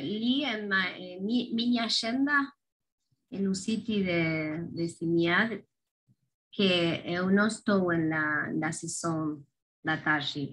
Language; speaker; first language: Portuguese; non-native, fluent; Spanish